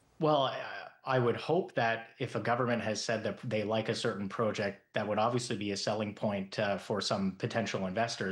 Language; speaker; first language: English; native; English